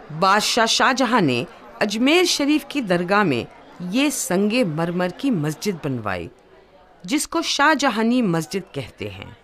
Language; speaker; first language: Urdu; native; Urdu